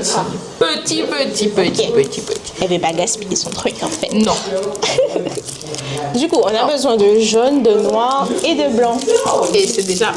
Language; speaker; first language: French; native; French